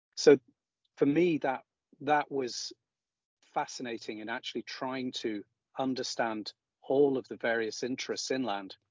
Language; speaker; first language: English; native; English